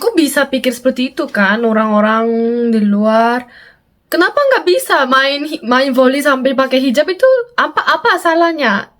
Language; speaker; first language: Indonesian; non-native, fluent; Korean